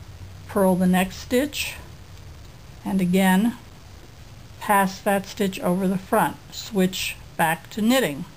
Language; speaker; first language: English; native; English